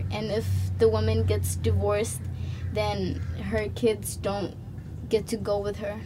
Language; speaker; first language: English; non-native, local second language; Somali